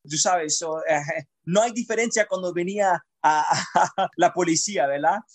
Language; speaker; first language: Spanish; early bilingual, heritage; Spanish